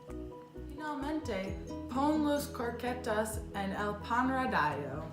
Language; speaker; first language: Spanish; non-native, learner; English